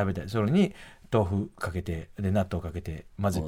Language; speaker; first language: Japanese; native; Japanese